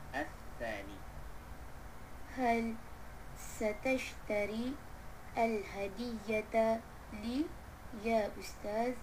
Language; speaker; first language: Arabic; non-native, learner; Malay